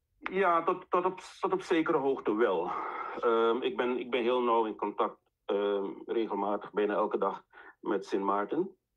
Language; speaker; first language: Dutch; native; Dutch